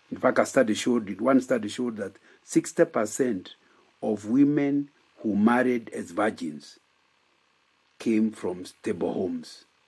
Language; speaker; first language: English; non-native, local second language; Kikuyu